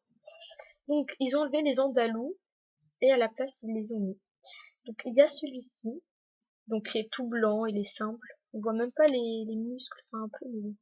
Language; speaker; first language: French; native; French